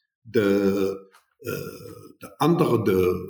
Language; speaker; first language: Dutch; non-native, fluent; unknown